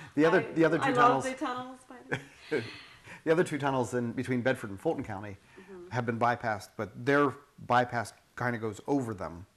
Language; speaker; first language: English; native; English